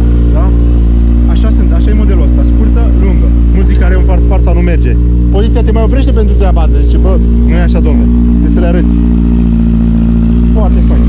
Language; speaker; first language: Romanian; native; Romanian